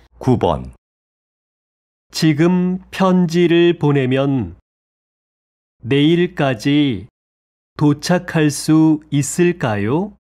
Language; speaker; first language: Korean; non-native, fluent; Arabic